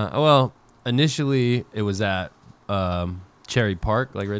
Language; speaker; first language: English; native; English